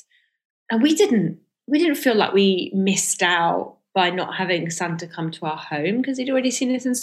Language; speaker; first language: English; early bilingual, other home language; Persian